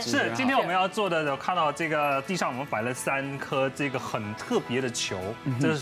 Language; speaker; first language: Chinese; native; Chinese